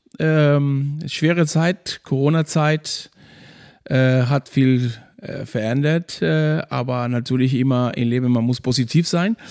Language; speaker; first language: German; non-native, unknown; Spanish